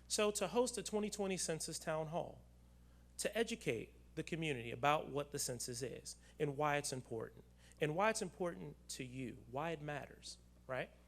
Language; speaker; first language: English; native; English